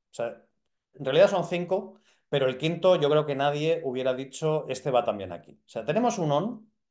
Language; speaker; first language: Spanish; native; Spanish